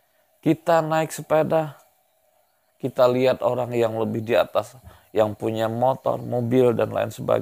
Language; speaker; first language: Indonesian; native; Indonesian